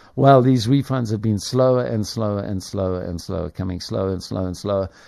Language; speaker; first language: English; native; English